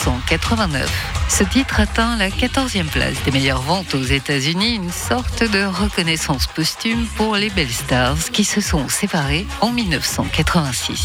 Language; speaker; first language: French; native; French